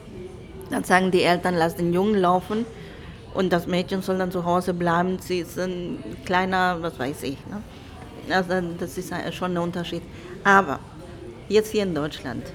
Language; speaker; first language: German; non-native, fluent; Spanish